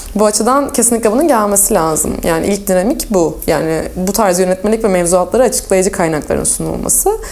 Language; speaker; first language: Turkish; native; Turkish